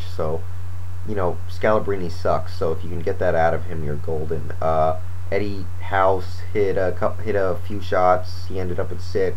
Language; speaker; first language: English; native; English